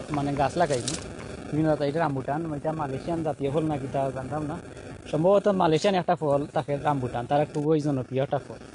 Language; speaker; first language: Bangla; native; Bangla